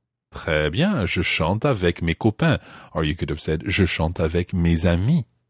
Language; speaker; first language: French; non-native, fluent; English